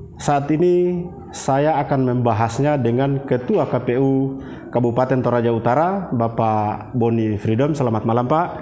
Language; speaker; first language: Indonesian; native; Indonesian